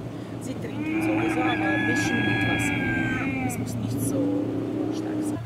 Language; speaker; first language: German; non-native, learner; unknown